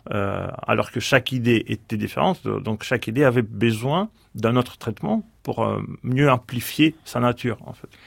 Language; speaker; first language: French; non-native, fluent; Greek